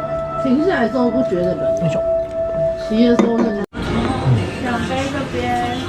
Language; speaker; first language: Chinese; native; Chinese